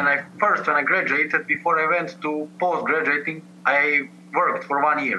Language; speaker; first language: English; non-native, fluent; Serbian